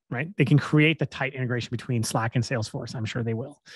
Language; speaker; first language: English; native; English